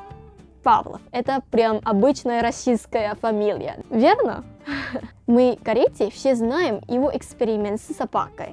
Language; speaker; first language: Russian; non-native, fluent; Korean